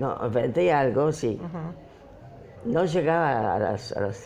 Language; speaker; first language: Spanish; non-native, fluent; Polish